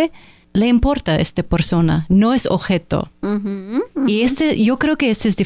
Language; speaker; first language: Spanish; non-native, fluent; English